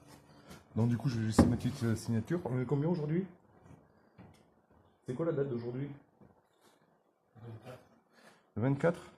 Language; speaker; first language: French; native; French